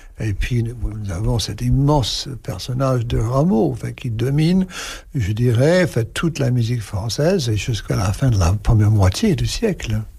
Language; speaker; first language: French; non-native, fluent; English